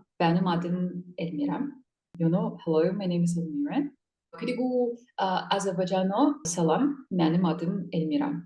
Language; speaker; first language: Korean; non-native, learner; Russian